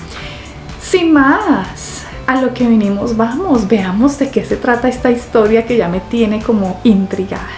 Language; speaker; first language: Spanish; native; Spanish